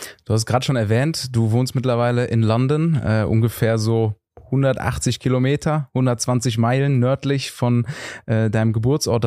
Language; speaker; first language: German; native; German